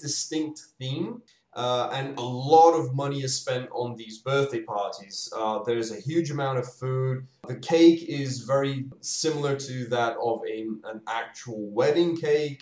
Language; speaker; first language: English; native; English